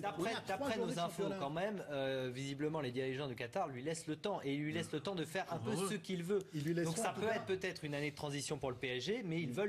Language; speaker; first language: French; native; French